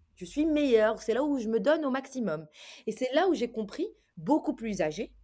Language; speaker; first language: French; early bilingual, other home language; Arabic